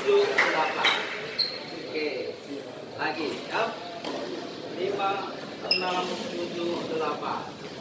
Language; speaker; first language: Indonesian; native; Indonesian